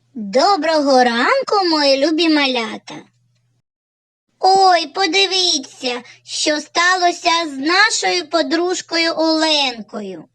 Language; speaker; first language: Ukrainian; native; Ukrainian